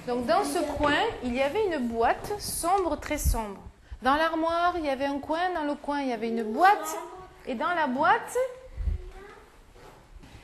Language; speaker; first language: French; native; French